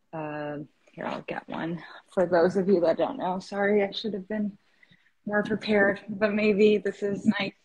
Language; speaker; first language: English; non-native, fluent; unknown